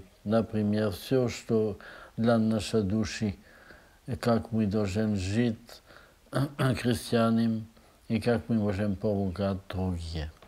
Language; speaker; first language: Russian; non-native, learner; French